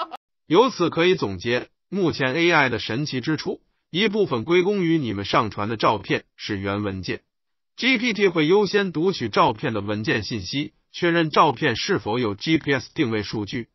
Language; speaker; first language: Chinese; native; Chinese